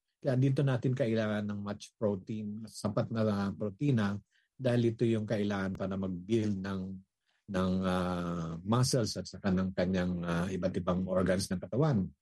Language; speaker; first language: Filipino; non-native, local second language; Hiligaynon